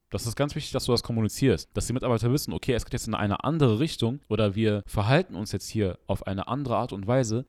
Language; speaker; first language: German; early bilingual, other home language; Arabic